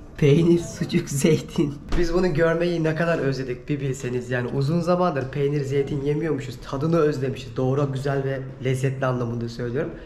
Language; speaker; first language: Turkish; native; Turkish